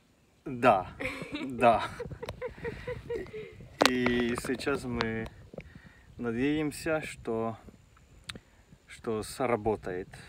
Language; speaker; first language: Russian; non-native, learner; Finnish